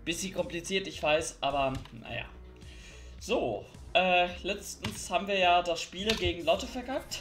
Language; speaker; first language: German; native; German